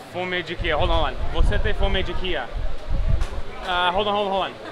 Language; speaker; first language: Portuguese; non-native, learner; English